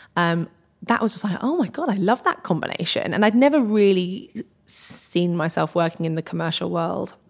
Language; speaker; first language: English; native; English